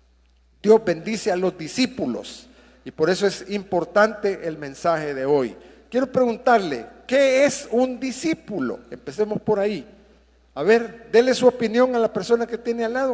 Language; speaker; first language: Spanish; native; Spanish